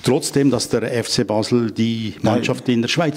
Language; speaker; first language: German; native; German